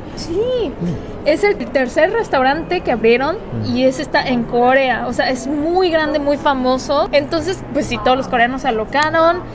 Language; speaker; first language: Spanish; early bilingual, other home language; Korean